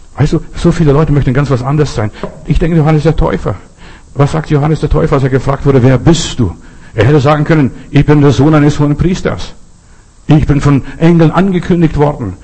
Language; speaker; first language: German; native; German